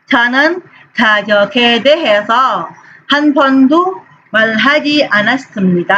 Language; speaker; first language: Korean; non-native, fluent; Indonesian